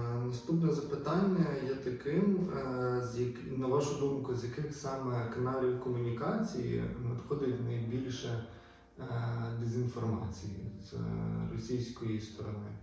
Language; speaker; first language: Ukrainian; native; Ukrainian